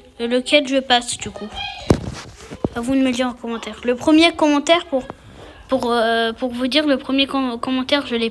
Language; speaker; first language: French; native; French